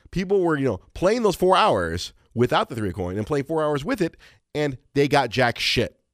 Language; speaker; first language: English; early bilingual, other home language; Spanish